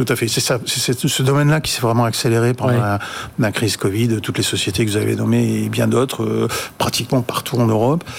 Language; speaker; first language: French; native; French